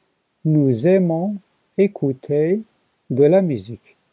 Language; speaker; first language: French; non-native, learner; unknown